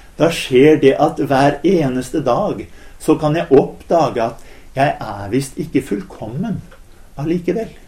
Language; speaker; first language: Norwegian; native; Norwegian